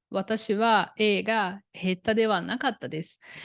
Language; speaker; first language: Japanese; non-native, fluent; Portuguese